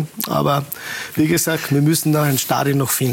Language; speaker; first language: German; native; German